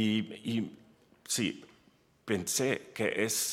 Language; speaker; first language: Spanish; non-native, learner; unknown